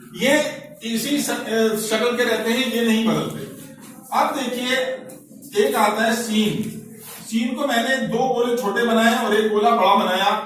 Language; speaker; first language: Hindi; native; Hindi